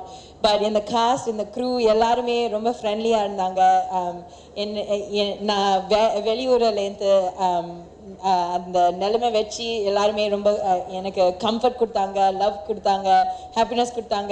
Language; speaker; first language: Tamil; early bilingual, heritage; Tamil